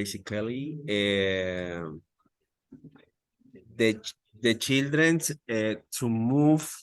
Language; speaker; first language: English; non-native, learner; Spanish